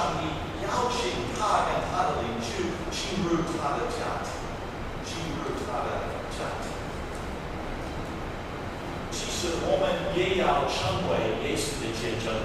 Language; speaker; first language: Chinese; non-native, fluent; English